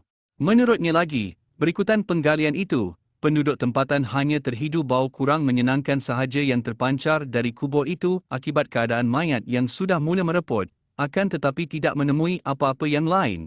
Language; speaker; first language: Malay; native; Malay